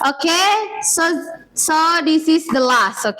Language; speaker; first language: English; non-native, learner; Indonesian